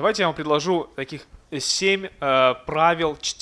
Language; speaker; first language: Russian; native; Russian